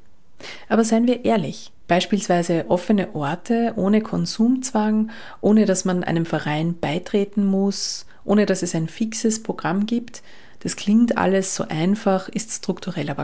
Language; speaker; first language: German; native; German